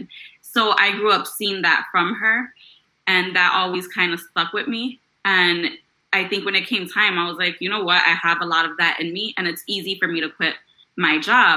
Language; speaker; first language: English; native; English